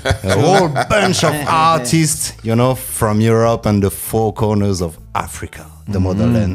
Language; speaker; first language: English; non-native, fluent; French